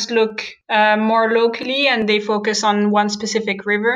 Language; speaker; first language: English; non-native, fluent; French